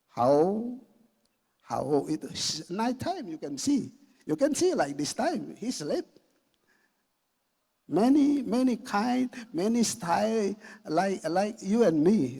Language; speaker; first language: English; non-native, learner; Indonesian